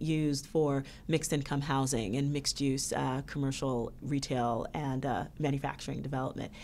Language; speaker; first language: English; native; English